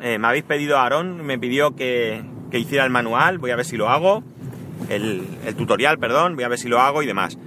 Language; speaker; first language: Spanish; native; Spanish